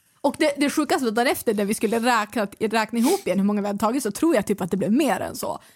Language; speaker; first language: Swedish; native; Swedish